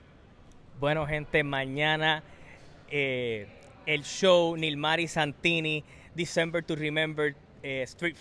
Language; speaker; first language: Spanish; native; Spanish